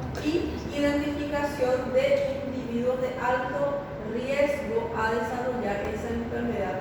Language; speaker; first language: Spanish; native; Spanish